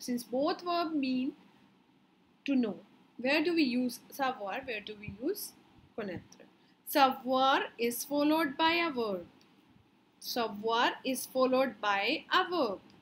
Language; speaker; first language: English; non-native, local second language; Hindi